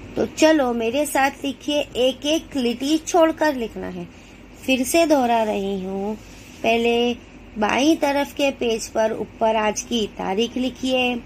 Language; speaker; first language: Hindi; non-native, local second language; Gujarati